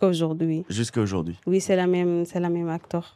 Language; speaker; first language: French; non-native, learner; Arabic